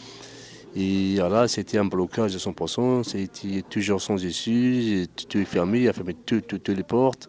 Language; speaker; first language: French; non-native, local second language; Arabic